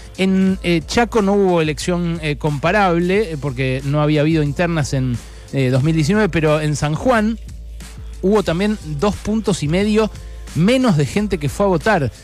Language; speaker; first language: Spanish; native; Spanish